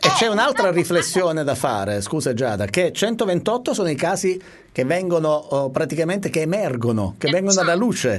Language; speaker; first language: Italian; native; Italian